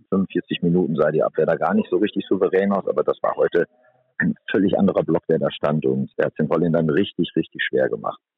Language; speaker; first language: German; native; German